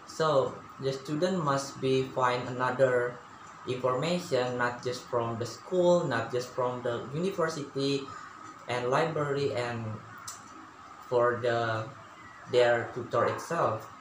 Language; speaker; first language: English; non-native, learner; Balinese